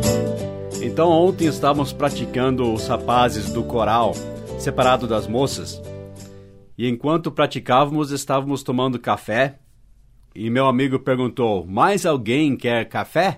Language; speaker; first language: Portuguese; non-native, fluent; English